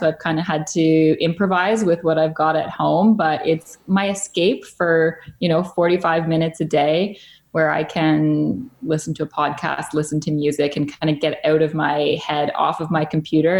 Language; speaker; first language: English; native; English